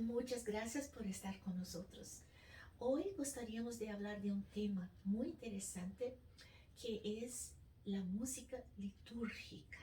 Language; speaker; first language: Spanish; non-native, learner; Portuguese